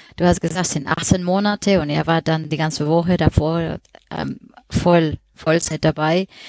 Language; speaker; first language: German; non-native, fluent; Spanish